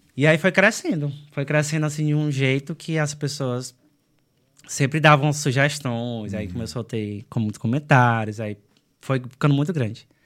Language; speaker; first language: Portuguese; native; Portuguese